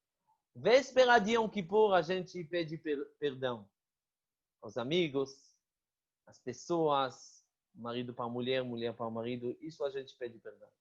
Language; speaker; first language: Portuguese; non-native, fluent; Hebrew